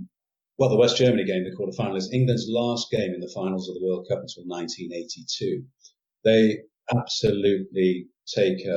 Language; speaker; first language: English; native; English